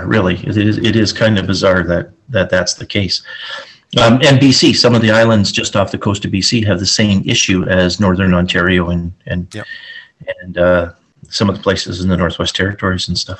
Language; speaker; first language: English; native; English